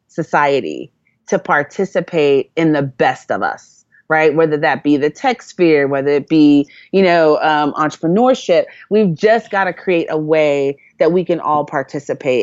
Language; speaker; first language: English; native; English